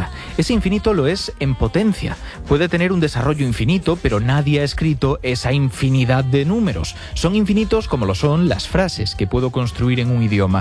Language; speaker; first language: Spanish; native; Spanish